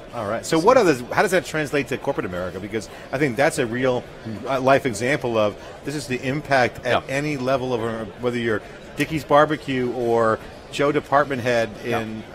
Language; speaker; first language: English; native; English